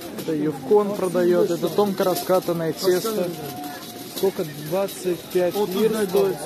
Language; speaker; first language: Russian; early bilingual, heritage; Russian